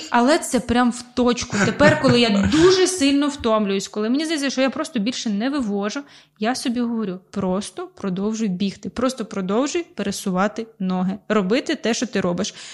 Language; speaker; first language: Ukrainian; non-native, local second language; Russian